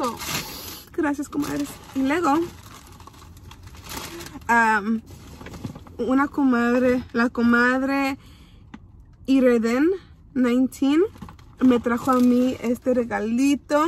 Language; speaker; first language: Spanish; early bilingual, heritage; Spanish